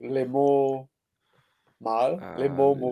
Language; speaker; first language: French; non-native, learner; English